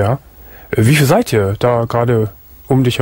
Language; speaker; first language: German; native; German